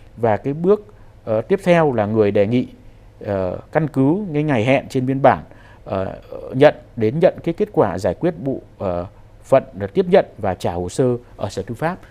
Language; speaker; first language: Vietnamese; native; Vietnamese